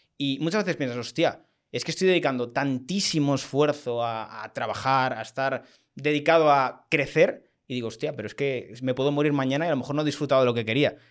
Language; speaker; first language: Spanish; native; Spanish